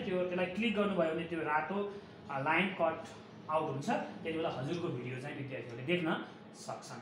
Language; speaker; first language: Nepali; native; Nepali